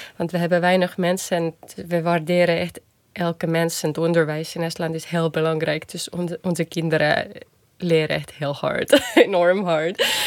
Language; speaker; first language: Dutch; non-native, fluent; Estonian